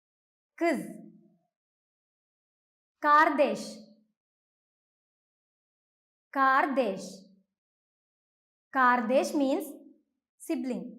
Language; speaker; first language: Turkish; non-native, fluent; Malayalam